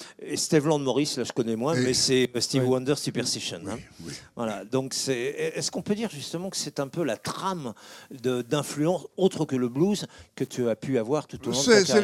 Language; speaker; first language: French; native; French